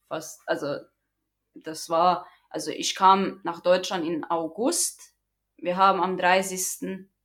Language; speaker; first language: German; non-native, fluent; Croatian